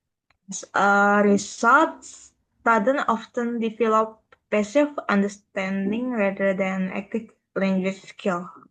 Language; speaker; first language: English; non-native, learner; Indonesian